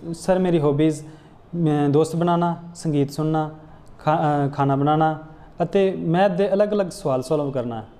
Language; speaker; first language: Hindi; non-native, local second language; Punjabi